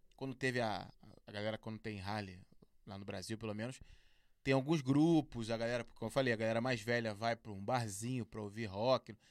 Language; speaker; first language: Portuguese; native; Portuguese